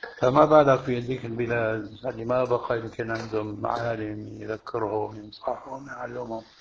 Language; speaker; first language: Arabic; early bilingual, other home language; Albanian